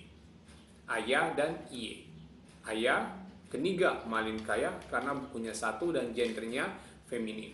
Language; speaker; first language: Indonesian; non-native, local second language; Javanese